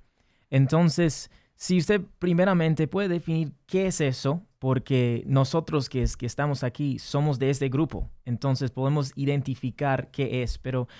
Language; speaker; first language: Spanish; early bilingual, heritage; English